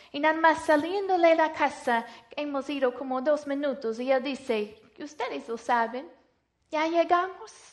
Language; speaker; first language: Spanish; non-native, fluent; English